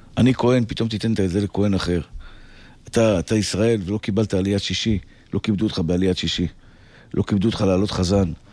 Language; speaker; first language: Hebrew; native; Hebrew